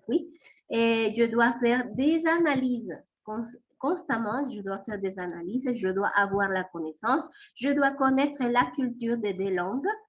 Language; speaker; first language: French; non-native, fluent; Spanish